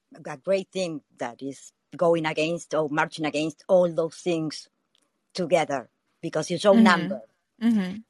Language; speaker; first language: English; non-native, learner; Spanish